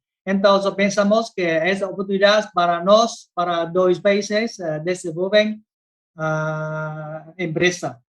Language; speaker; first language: Spanish; non-native, learner; Vietnamese